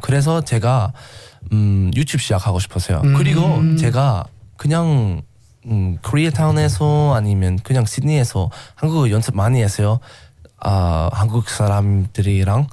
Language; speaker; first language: Korean; non-native, learner; English